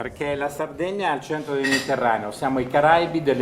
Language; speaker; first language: Italian; native; Italian